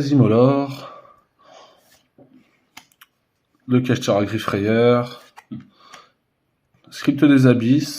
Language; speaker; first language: French; native; French